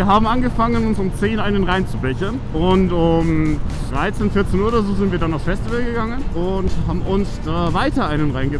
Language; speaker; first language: German; native; German